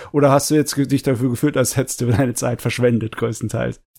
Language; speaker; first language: German; native; German